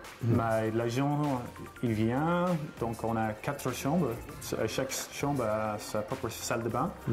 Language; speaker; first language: French; non-native, fluent; English